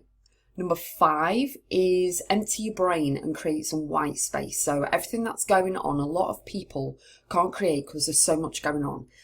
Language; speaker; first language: English; native; English